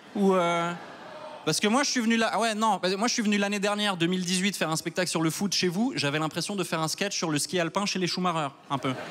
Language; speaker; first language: French; native; French